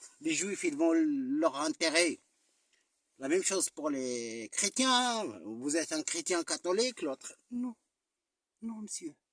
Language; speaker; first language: French; non-native, local second language; Arabic